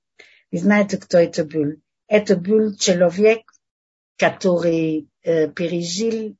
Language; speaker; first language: Russian; non-native, fluent; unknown